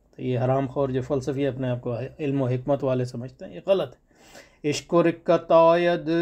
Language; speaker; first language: Urdu; native; Urdu